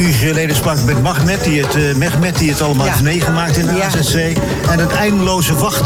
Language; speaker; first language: Dutch; native; Dutch